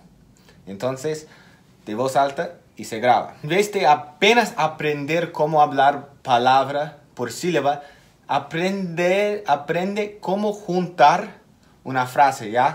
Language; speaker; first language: Spanish; non-native, fluent; English